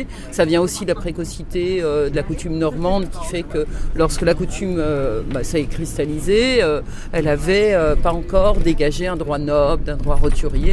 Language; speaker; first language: French; native; French